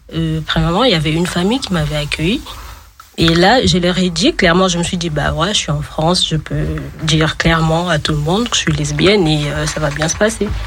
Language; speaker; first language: French; non-native, local second language; Lingala